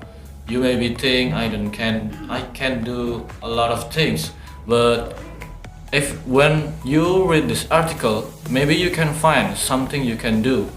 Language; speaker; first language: English; non-native, learner; Indonesian